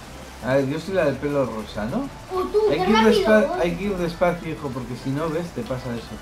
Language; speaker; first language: Spanish; native; Spanish